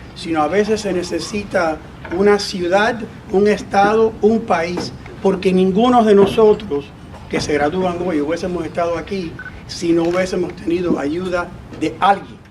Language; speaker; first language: Spanish; early bilingual, other home language; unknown